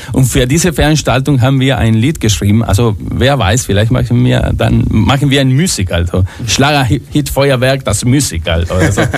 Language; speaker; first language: German; non-native, fluent; Spanish